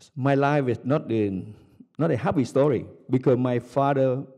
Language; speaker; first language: English; non-native, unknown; Vietnamese